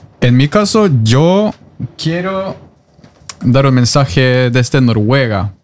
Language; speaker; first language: Spanish; non-native, fluent; Norwegian